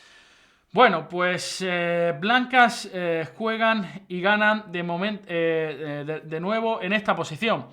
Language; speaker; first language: Spanish; native; Spanish